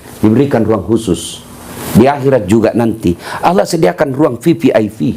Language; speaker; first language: Indonesian; non-native, local second language; Buginese